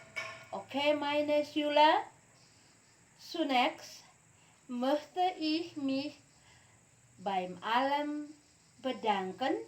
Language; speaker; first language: German; non-native, learner; Indonesian